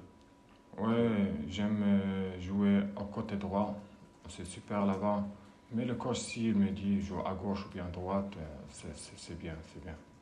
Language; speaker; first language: French; non-native, learner; Arabic